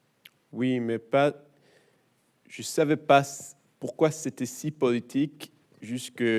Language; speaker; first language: French; non-native, learner; English